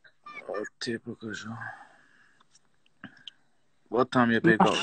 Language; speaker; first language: Russian; non-native, fluent; Persian